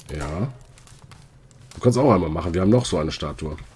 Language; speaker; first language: German; native; German